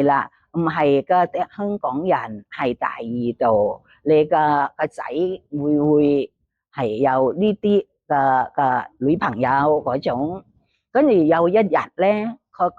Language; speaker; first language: Cantonese; non-native, learner; Thai